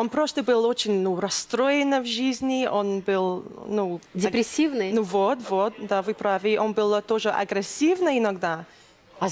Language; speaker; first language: Russian; non-native, learner; English